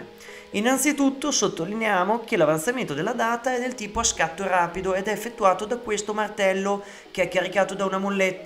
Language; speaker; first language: Italian; native; Italian